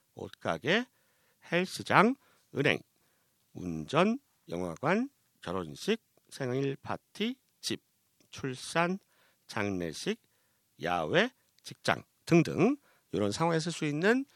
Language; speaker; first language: Korean; native; Korean